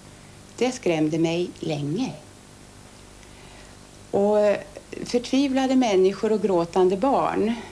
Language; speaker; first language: Swedish; early bilingual, other home language; Finnish